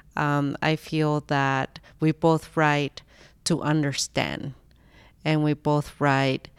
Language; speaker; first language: English; early bilingual, other home language; Spanish